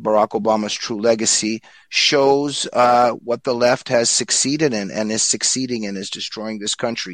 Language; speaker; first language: English; native; English